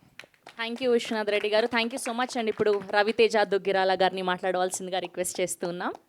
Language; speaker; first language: Telugu; native; Telugu